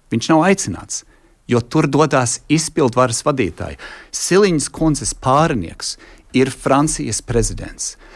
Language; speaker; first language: Latvian; early bilingual, heritage; Latvian